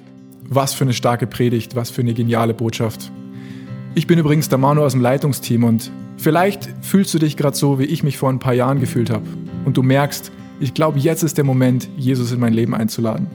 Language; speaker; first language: German; native; German